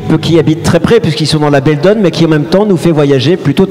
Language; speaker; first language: French; native; French